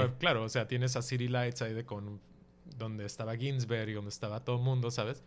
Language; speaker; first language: Spanish; early bilingual, heritage; Spanish